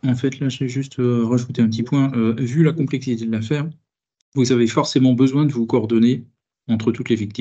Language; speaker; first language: French; native; French